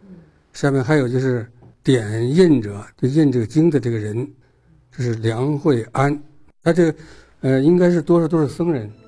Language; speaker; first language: Chinese; native; Chinese